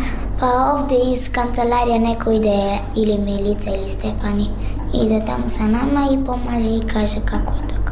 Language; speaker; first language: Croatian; early bilingual, other home language; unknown